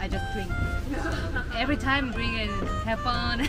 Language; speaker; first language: English; non-native, learner; Korean